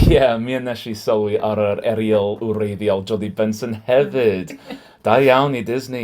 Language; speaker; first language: Welsh; non-native, learner; English